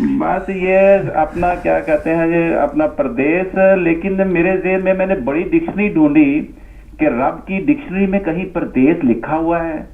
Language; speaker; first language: Urdu; non-native, local second language; Punjabi